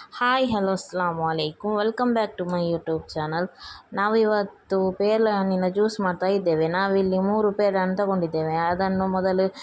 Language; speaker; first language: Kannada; non-native, local second language; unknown